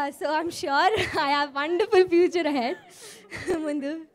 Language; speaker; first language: Telugu; non-native, learner; Hindi